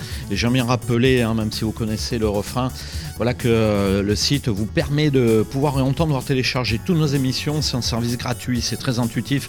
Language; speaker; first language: French; native; French